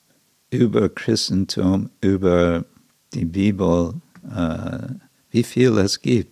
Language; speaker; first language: German; non-native, fluent; English